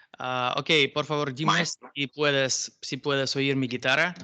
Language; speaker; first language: Spanish; non-native, learner; Russian